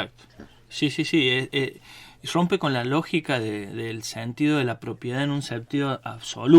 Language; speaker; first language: Spanish; native; Spanish